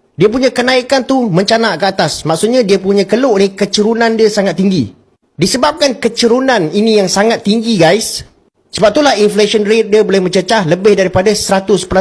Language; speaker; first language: Malay; native; Malay